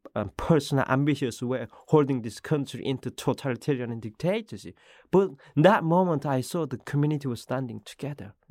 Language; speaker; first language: English; non-native, learner; Korean